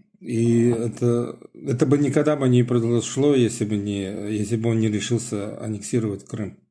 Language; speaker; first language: Russian; non-native, local second language; Tajik